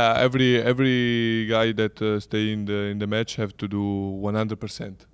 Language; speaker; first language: English; non-native, learner; Italian